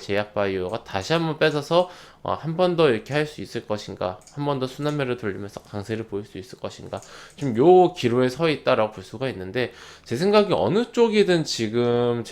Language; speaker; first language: Korean; native; Korean